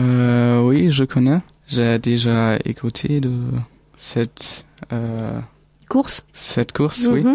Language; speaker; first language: French; non-native, learner; German